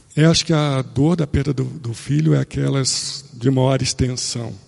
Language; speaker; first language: Portuguese; native; Portuguese